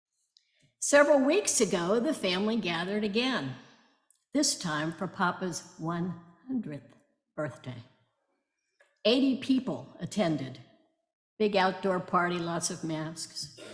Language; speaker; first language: English; native; English